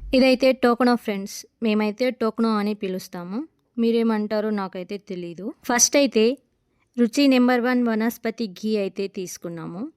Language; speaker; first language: Telugu; non-native, local second language; Lambadi